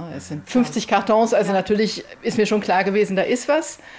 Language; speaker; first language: German; native; German